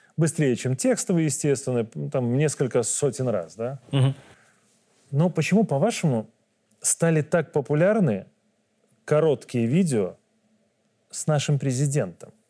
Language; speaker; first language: Russian; native; Russian